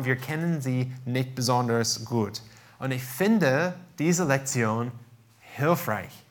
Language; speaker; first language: German; non-native, fluent; English